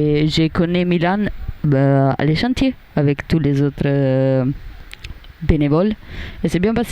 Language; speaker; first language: French; non-native, learner; Italian